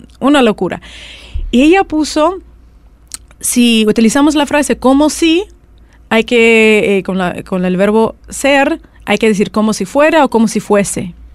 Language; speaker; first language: Spanish; non-native, fluent; Russian